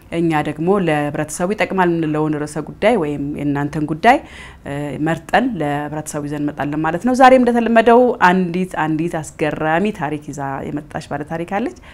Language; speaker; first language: Amharic; native; Amharic